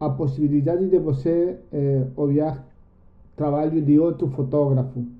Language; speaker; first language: Portuguese; non-native, learner; Spanish